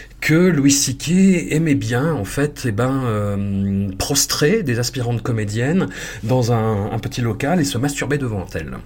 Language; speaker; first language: French; native; French